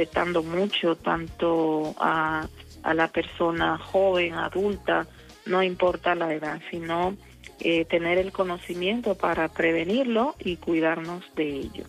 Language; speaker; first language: Spanish; native; Spanish